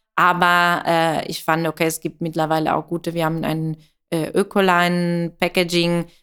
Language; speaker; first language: German; non-native, fluent; Italian